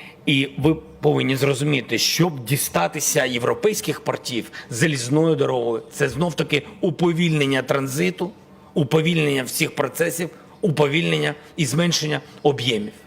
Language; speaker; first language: Ukrainian; non-native, local second language; Russian